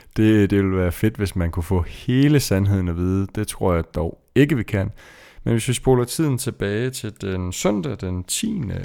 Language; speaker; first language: Danish; native; Danish